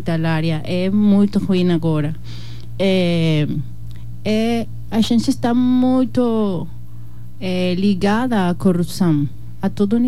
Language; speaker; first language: Portuguese; non-native, learner; Spanish